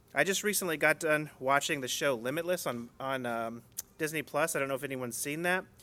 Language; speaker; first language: English; native; English